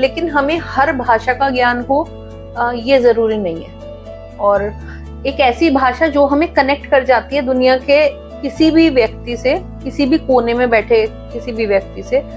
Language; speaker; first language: Hindi; native; Hindi